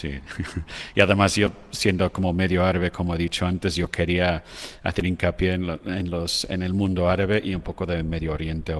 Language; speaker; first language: Spanish; non-native, fluent; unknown